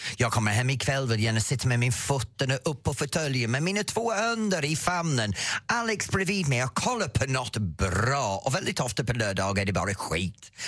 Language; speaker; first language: Swedish; non-native, fluent; English